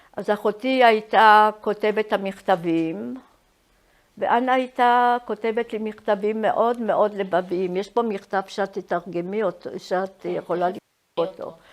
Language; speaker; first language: Hebrew; early bilingual, other home language; Polish